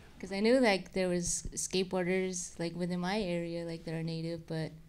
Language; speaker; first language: English; native; English